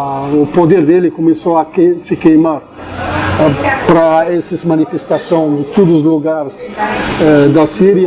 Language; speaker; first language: Portuguese; non-native, fluent; Arabic